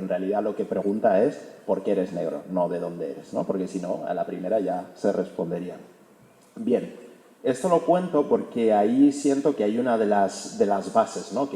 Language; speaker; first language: Spanish; early bilingual, other home language; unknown